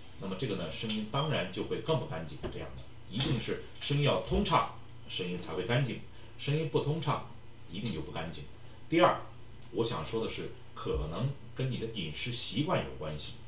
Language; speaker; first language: Chinese; native; Chinese